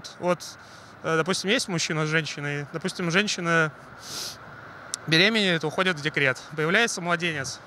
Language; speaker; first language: Russian; native; Russian